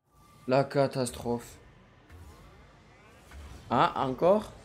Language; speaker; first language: French; native; French